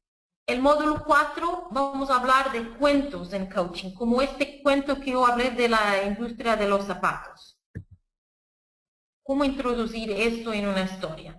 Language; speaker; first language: Spanish; non-native, fluent; Portuguese